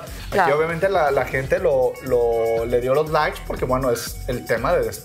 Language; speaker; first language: Spanish; native; Spanish